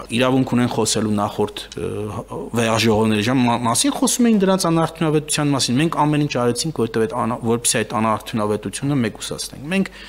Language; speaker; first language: Armenian; early bilingual, heritage; Armenian